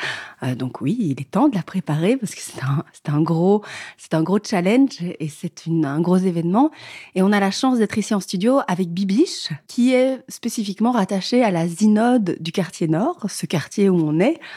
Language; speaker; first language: French; native; French